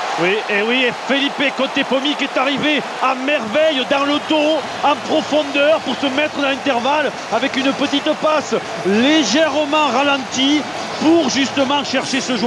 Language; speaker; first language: French; native; French